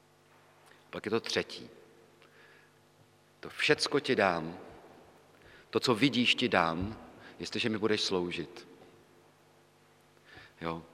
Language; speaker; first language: Czech; native; Czech